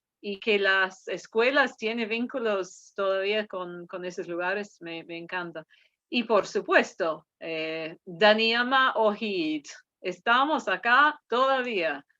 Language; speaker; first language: Spanish; non-native, fluent; English